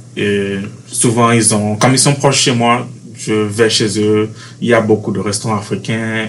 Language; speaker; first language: French; native; French